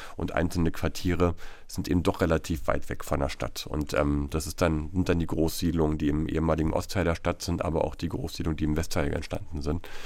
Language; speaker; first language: German; native; German